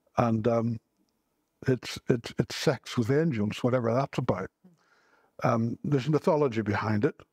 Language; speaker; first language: English; native; English